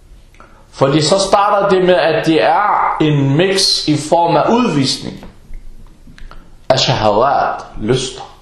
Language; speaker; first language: Danish; early bilingual, other home language; Arabic